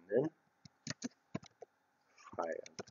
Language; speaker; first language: German; non-native, fluent; Amharic